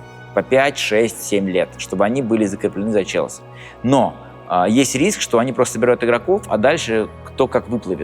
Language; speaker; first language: Russian; native; Russian